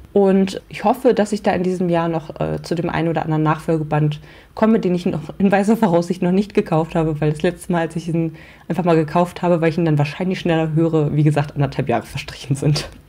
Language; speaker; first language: German; native; German